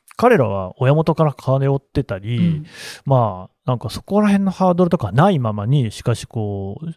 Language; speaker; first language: Japanese; native; Japanese